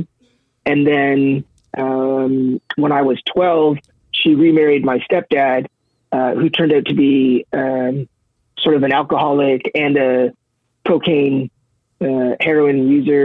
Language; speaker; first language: English; native; English